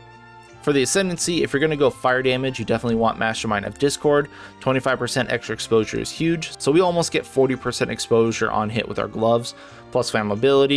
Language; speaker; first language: English; native; English